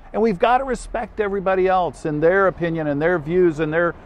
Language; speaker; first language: English; native; English